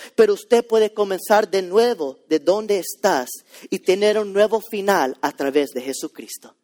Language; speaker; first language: Spanish; early bilingual, heritage; Spanish